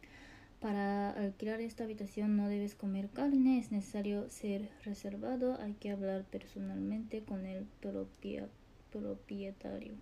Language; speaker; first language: Spanish; non-native, learner; Japanese